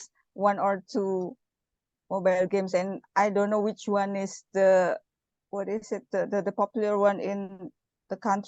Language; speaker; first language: English; non-native, learner; Indonesian